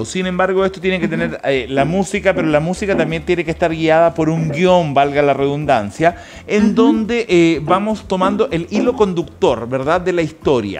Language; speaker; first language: Spanish; native; Spanish